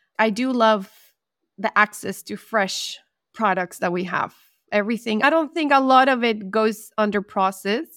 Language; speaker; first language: English; non-native, fluent; Spanish